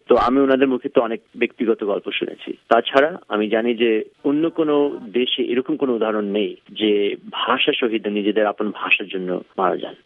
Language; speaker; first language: Bangla; early bilingual, heritage; Bangla